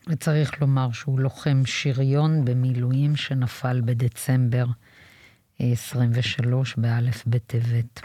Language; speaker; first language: Hebrew; native; Hebrew